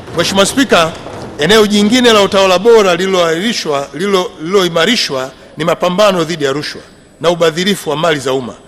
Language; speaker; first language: Swahili; native; Swahili